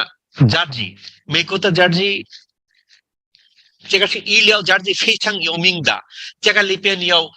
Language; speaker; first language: Chinese; non-native, learner; Bangla